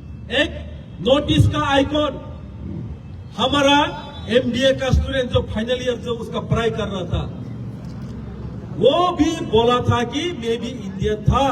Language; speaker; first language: Hindi; non-native, local second language; Kok Borok